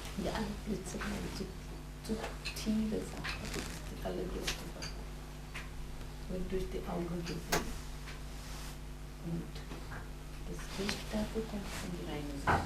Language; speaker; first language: German; non-native, fluent; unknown